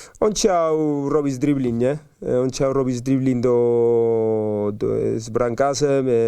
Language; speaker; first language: Polish; non-native, learner; Spanish